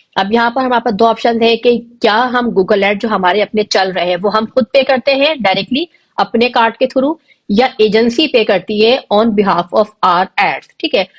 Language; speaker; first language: Urdu; native; Urdu